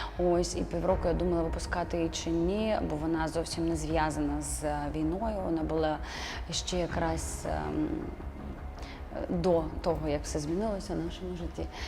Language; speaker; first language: Ukrainian; non-native, local second language; Russian